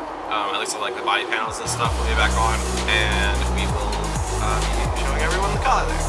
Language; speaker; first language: English; native; English